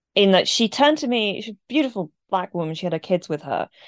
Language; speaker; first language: English; native; English